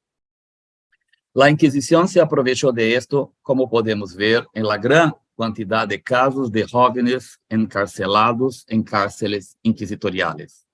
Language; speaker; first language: Spanish; non-native, fluent; Portuguese